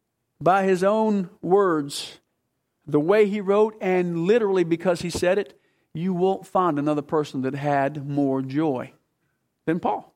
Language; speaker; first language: English; native; English